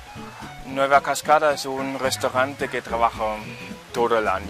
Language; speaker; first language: Spanish; non-native, fluent; German